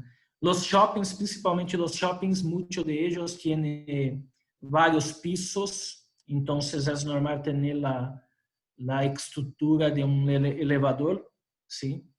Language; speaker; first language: Spanish; non-native, fluent; Portuguese